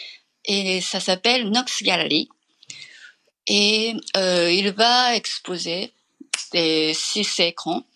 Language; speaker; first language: French; non-native, fluent; Japanese